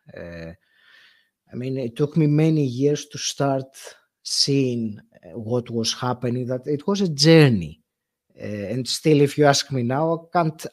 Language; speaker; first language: English; non-native, fluent; Greek